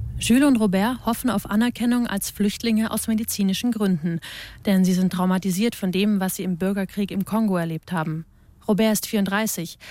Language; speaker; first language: German; native; German